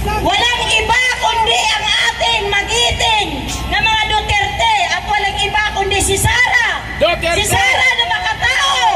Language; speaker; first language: Filipino; non-native, local second language; Waray